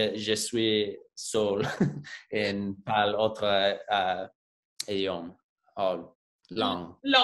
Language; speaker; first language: French; non-native, learner; English